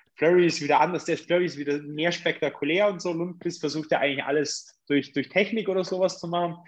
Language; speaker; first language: German; native; German